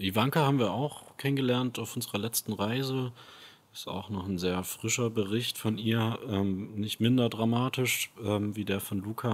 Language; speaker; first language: German; native; German